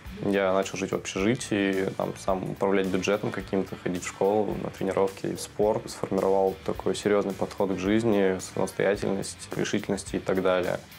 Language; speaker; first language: Russian; native; Russian